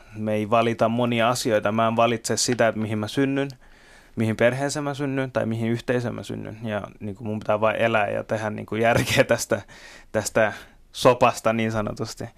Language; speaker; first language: Finnish; early bilingual, other home language; Bangla